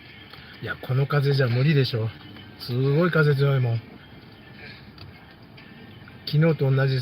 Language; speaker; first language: Japanese; native; Japanese